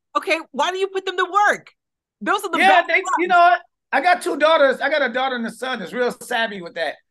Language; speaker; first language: English; native; English